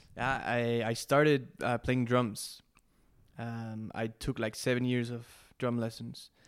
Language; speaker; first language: English; non-native, fluent; Spanish